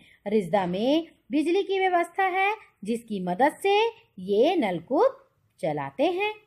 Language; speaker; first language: Hindi; native; Hindi